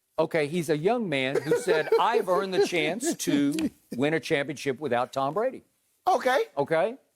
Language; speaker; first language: English; native; English